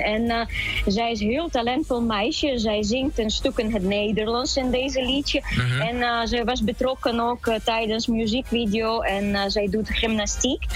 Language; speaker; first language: Dutch; non-native, fluent; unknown